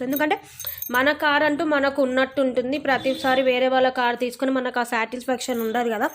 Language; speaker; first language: Telugu; native; Telugu